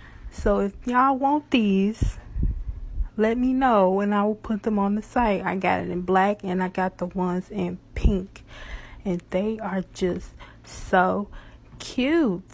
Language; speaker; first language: English; native; English